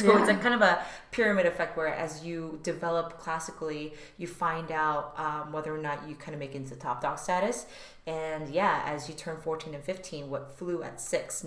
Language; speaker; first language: English; early bilingual, other home language; Korean